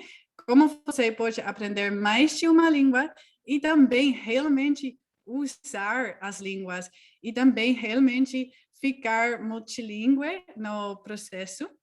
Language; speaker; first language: Portuguese; non-native, fluent; Dutch